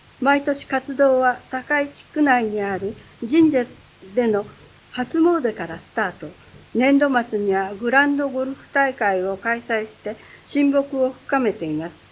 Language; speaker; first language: Japanese; native; Japanese